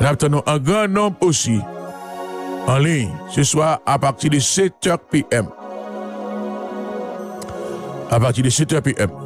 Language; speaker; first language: French; non-native, local second language; Haitian Creole